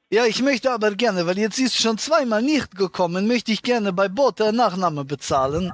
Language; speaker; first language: German; native; German